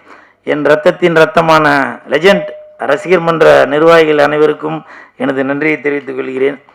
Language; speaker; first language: Tamil; native; Tamil